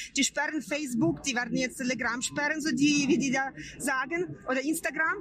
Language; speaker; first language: German; non-native, fluent; Ukrainian